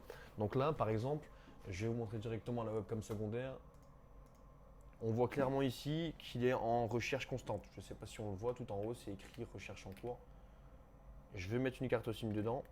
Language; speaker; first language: French; native; French